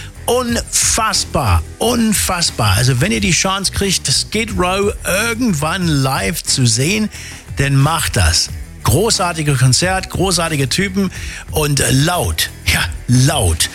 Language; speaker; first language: German; native; German